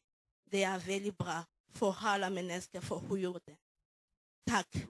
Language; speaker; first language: Norwegian; non-native, learner; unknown